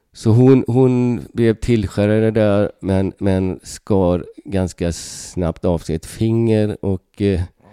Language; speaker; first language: Swedish; early bilingual, other home language; Hungarian